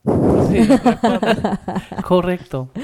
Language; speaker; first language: Spanish; non-native, fluent; German